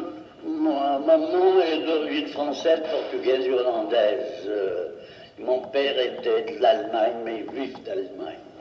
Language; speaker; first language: French; non-native, fluent; Portuguese